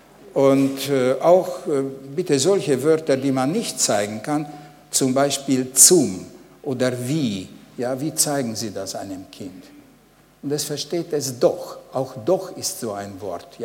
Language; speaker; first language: German; non-native, fluent; Hungarian